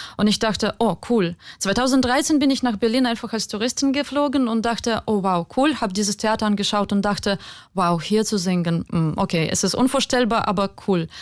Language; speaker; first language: German; non-native, fluent; Ukrainian